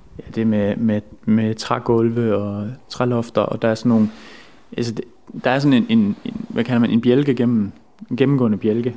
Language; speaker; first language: Danish; native; Danish